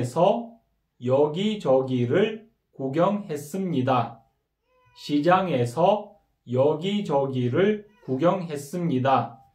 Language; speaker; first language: Korean; non-native, fluent; Kyrgyz